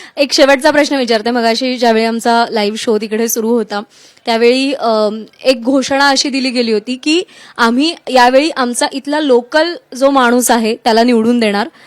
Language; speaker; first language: Marathi; native; Marathi